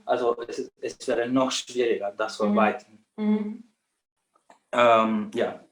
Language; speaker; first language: German; non-native, fluent; Spanish